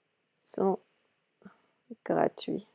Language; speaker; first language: French; non-native, fluent; English